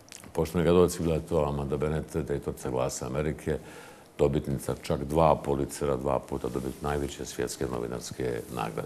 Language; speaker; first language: Bosnian; native; Bosnian